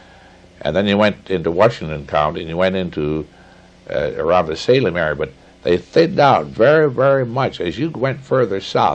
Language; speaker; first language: English; native; English